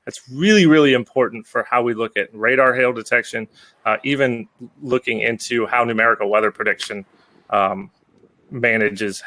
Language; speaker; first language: English; native; English